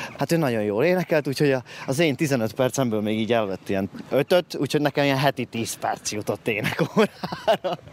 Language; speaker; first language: Hungarian; native; Hungarian